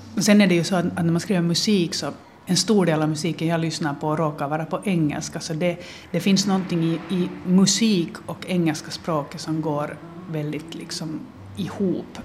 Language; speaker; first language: Swedish; native; Swedish